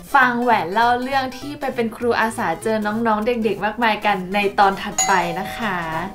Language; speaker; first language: Thai; native; Thai